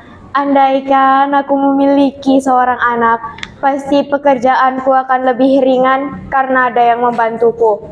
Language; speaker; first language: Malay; non-native, local second language; Javanese